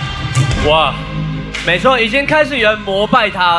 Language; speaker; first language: Chinese; native; Chinese